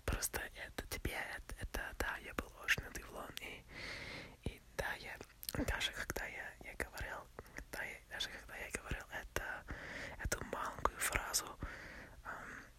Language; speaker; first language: Russian; non-native, learner; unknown